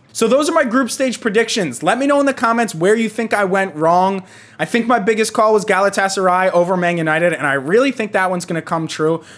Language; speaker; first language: English; native; English